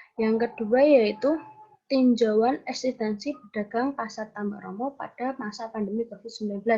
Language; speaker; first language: Indonesian; native; Indonesian